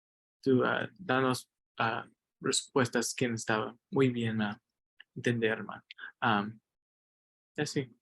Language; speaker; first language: Spanish; non-native, learner; English